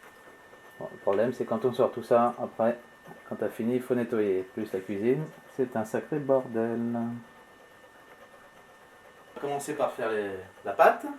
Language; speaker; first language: French; native; French